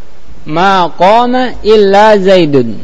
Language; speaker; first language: Arabic; non-native, fluent; Indonesian